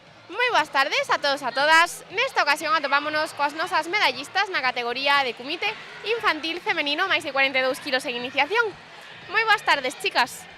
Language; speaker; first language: Galician; native; Galician